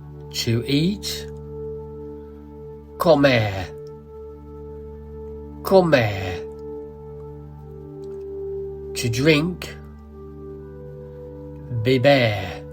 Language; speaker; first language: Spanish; non-native, learner; English